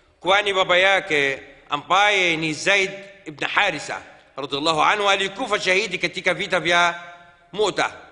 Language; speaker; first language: Swahili; non-native, fluent; Arabic